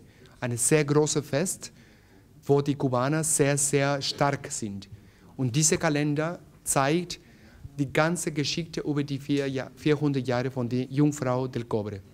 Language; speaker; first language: German; non-native, learner; Spanish